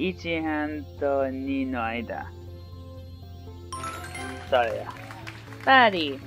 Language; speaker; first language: Japanese; non-native, learner; English